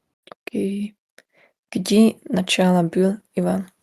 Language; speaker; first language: Russian; non-native, learner; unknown